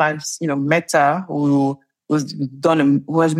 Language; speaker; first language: English; non-native, fluent; French